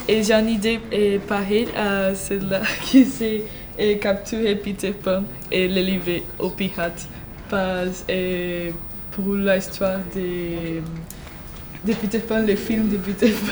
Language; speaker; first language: French; non-native, learner; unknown